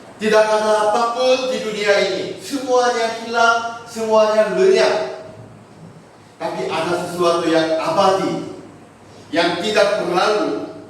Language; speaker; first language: Indonesian; non-native, fluent; Korean